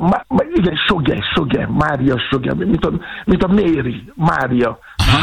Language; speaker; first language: Hungarian; non-native, fluent; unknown